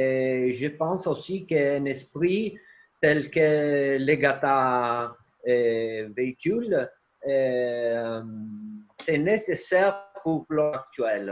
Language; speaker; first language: French; non-native, fluent; Italian